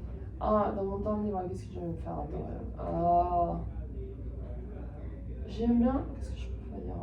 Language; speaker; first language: French; non-native, fluent; Spanish